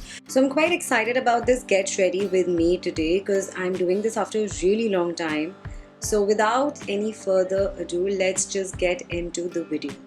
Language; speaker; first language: English; non-native, local second language; Hindi